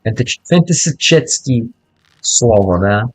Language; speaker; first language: Russian; non-native, learner; English